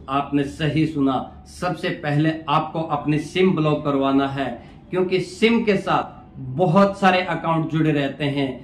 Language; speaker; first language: Hindi; native; Hindi